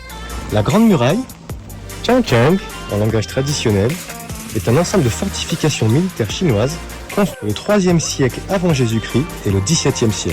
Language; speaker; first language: French; native; French